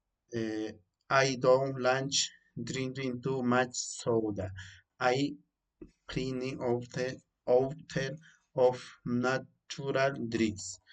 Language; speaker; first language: English; non-native, learner; Spanish